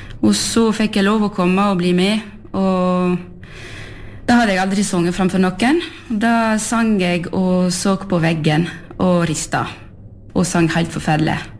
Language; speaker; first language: Norwegian; non-native, fluent; French